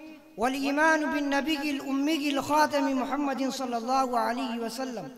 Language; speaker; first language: Arabic; non-native, learner; Urdu